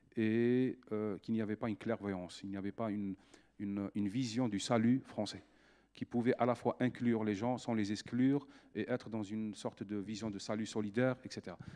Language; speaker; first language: French; non-native, local second language; Arabic